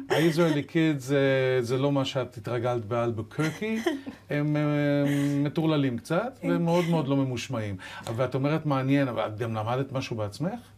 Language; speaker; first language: Hebrew; native; Hebrew